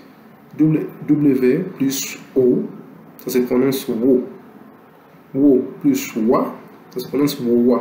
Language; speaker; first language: French; non-native, local second language; Lingala